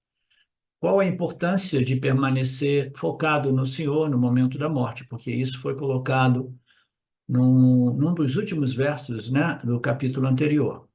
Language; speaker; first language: Portuguese; native; Portuguese